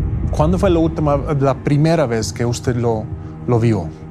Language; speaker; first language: Spanish; non-native, fluent; English